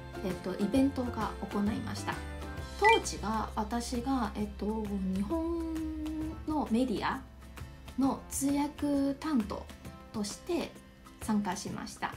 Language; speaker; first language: Japanese; non-native, fluent; Chinese